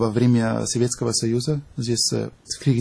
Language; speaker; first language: Russian; non-native, fluent; German